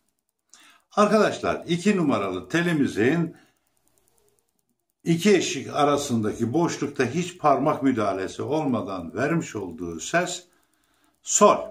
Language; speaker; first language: Turkish; native; Turkish